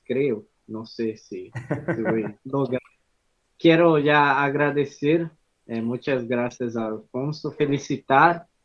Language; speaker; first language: Spanish; non-native, learner; Portuguese